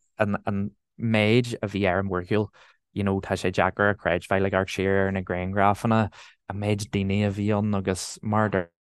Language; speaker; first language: Irish; non-native, local second language; English